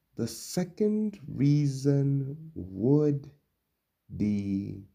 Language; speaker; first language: English; non-native, local second language; Swahili